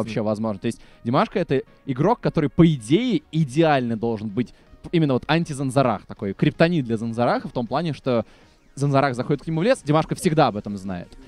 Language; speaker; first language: Russian; native; Russian